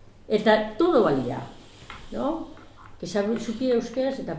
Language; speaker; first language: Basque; non-native, local second language; Spanish